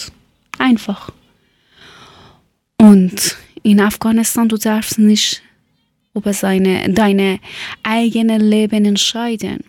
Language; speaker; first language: German; non-native, learner; Persian